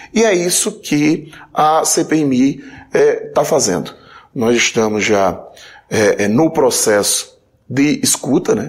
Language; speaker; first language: Portuguese; native; Portuguese